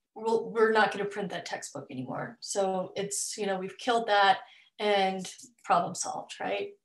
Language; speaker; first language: English; native; English